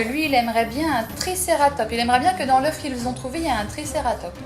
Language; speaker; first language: French; native; French